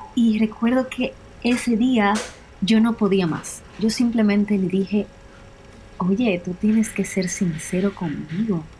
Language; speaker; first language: Spanish; native; Spanish